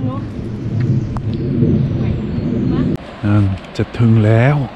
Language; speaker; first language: Thai; non-native, learner; Swiss German